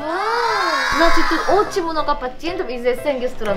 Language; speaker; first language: Russian; non-native, fluent; Korean